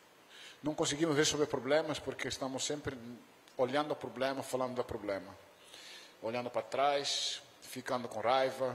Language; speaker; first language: Portuguese; non-native, fluent; Dutch